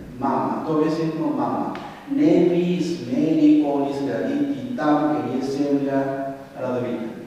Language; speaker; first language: Slovenian; non-native, fluent; Spanish